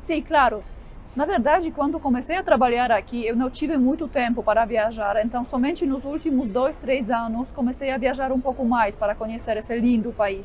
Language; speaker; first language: Portuguese; non-native, fluent; Polish